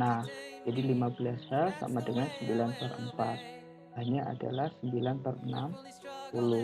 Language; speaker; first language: Indonesian; native; Indonesian